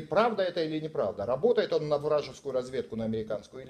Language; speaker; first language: Russian; native; Russian